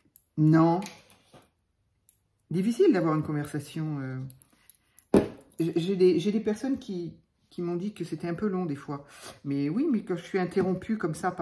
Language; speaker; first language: French; native; French